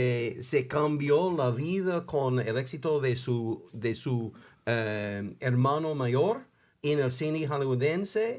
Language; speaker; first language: Spanish; non-native, fluent; English